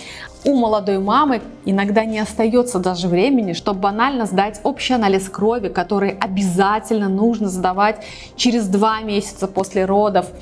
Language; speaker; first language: Russian; native; Russian